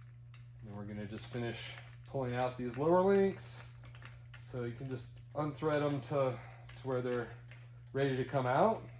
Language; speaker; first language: English; native; English